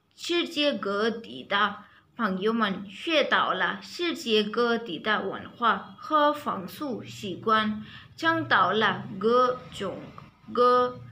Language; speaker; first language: Chinese; non-native, learner; Urdu